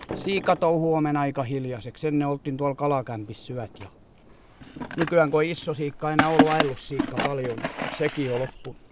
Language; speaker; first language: Finnish; native; Finnish